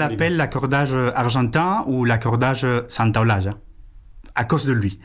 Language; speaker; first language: French; non-native, fluent; Spanish